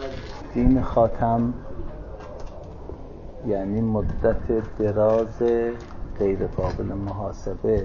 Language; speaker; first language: Persian; native; Persian